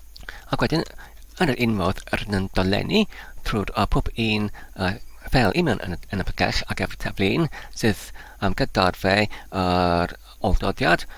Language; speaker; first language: Welsh; non-native, learner; Polish